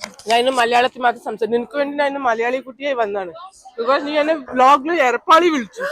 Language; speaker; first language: Malayalam; non-native, local second language; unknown